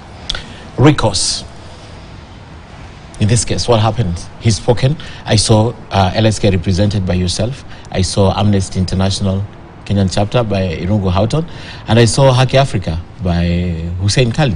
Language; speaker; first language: English; non-native, local second language; Swahili